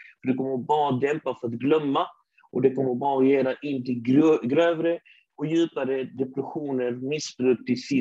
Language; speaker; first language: Swedish; early bilingual, other home language; Arabic